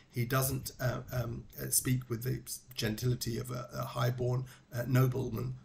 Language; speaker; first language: English; native; English